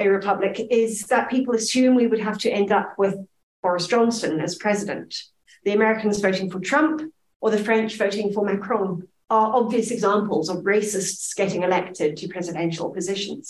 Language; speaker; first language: English; native; English